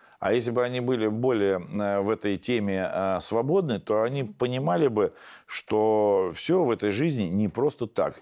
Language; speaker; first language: Russian; native; Russian